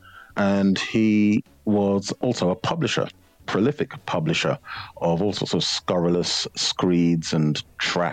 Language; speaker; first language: English; native; English